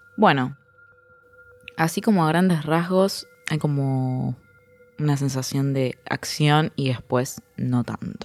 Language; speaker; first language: Spanish; native; Spanish